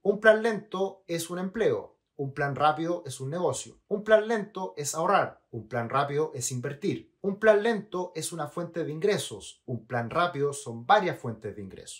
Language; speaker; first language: Spanish; native; Spanish